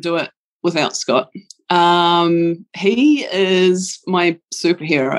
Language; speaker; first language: English; native; English